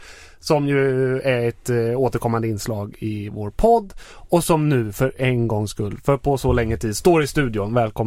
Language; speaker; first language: Swedish; native; Swedish